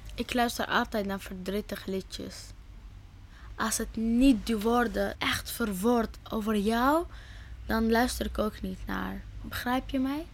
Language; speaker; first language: Dutch; early bilingual, other home language; Arabic